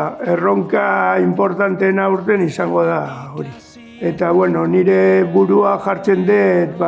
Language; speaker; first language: Basque; non-native, local second language; Spanish